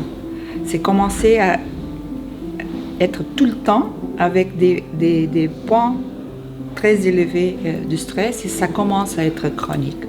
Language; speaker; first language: French; non-native, fluent; Portuguese